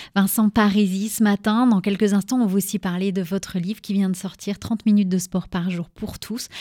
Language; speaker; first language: French; native; French